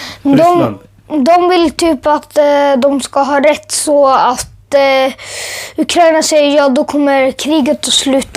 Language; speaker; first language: Swedish; early bilingual, other home language; Urdu